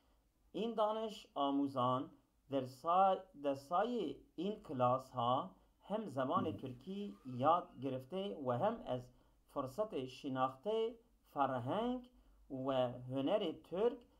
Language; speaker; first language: Persian; non-native, fluent; Kurdish